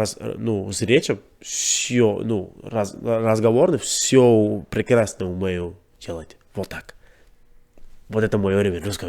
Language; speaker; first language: Russian; non-native, learner; English